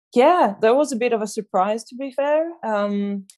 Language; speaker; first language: English; non-native, fluent; German